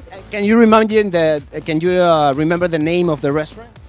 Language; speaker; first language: English; non-native, fluent; Spanish